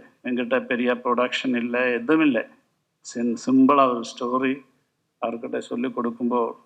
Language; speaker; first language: Tamil; non-native, local second language; Malayalam